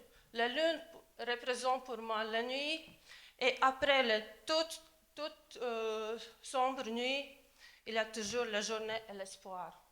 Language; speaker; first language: French; non-native, learner; Latvian